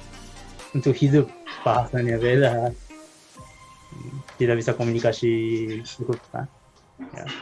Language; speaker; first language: Indonesian; non-native, learner; Japanese